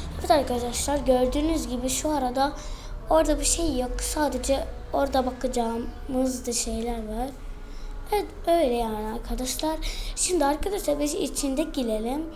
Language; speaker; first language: Turkish; early bilingual, heritage; Turkish